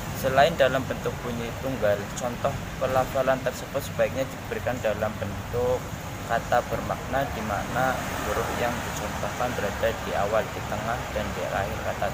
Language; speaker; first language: Indonesian; native; Indonesian